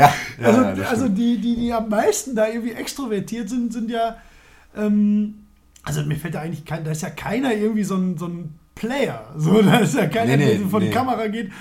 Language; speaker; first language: German; native; German